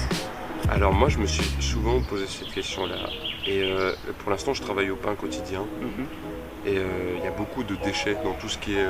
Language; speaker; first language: French; native; French